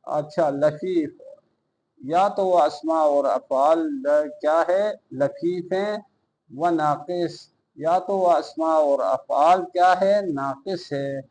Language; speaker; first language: Urdu; non-native, local second language; Balti